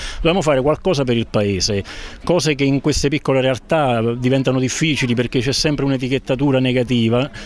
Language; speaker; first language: Italian; native; Italian